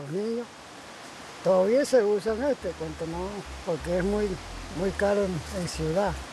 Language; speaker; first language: Spanish; non-native, local second language; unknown